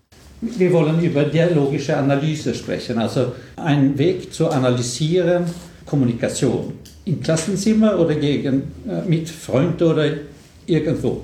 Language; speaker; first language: German; non-native, fluent; Swedish